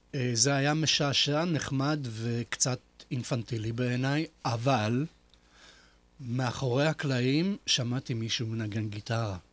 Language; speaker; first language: Hebrew; non-native, fluent; Polish